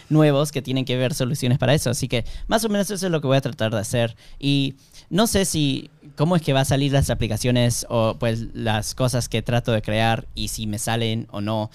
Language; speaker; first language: Spanish; early bilingual, heritage; Spanish